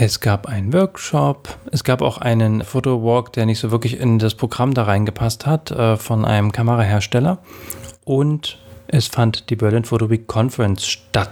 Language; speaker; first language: German; native; German